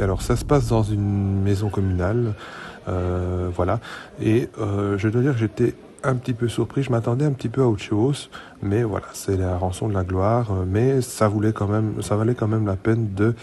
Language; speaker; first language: French; native; French